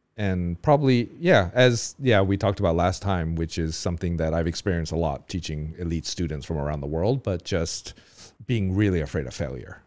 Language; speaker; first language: English; native; English